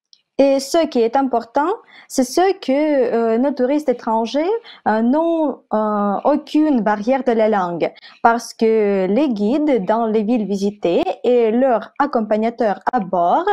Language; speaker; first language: French; non-native, fluent; Russian